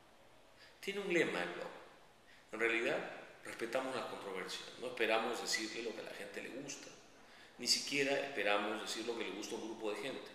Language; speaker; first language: Spanish; native; Spanish